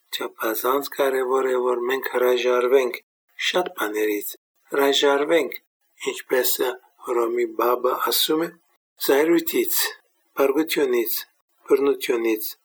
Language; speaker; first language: Armenian; native; Armenian